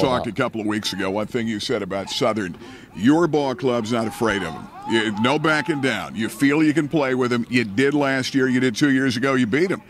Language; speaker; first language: English; native; English